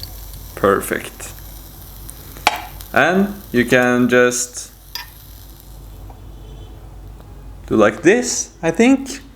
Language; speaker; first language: English; non-native, fluent; Norwegian